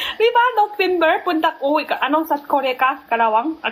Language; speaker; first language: Filipino; non-native, learner; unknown